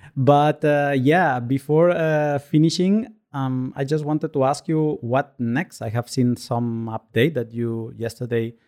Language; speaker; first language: English; non-native, fluent; Spanish